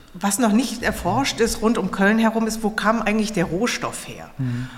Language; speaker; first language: German; native; German